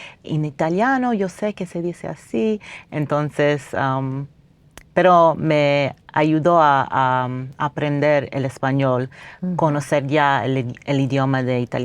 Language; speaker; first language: Spanish; non-native, fluent; English